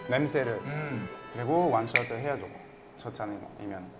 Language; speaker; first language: Korean; non-native, fluent; French